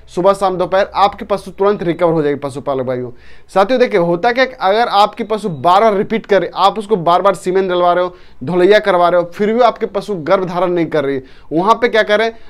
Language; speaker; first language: Hindi; native; Hindi